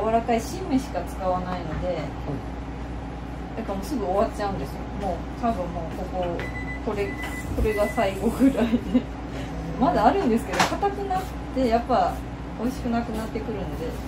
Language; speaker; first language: Japanese; native; Japanese